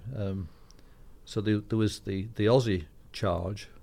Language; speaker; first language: English; native; English